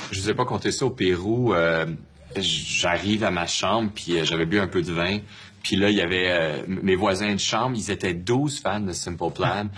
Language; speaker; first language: French; native; French